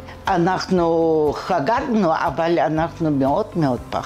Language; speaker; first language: Hebrew; non-native, learner; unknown